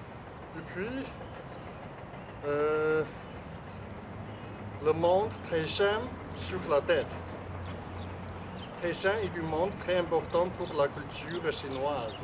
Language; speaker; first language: French; non-native, learner; Chinese